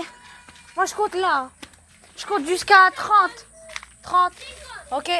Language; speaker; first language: French; native; French